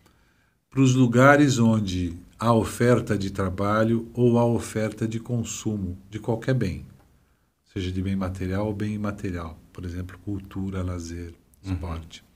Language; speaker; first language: Portuguese; native; Portuguese